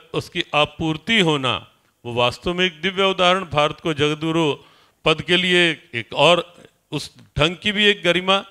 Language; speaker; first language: Hindi; native; Hindi